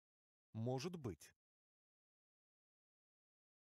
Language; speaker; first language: Russian; non-native, learner; English